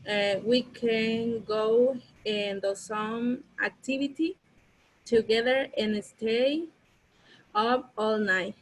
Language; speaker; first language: English; non-native, learner; Spanish